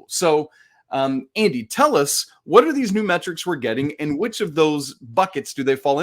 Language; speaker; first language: English; native; English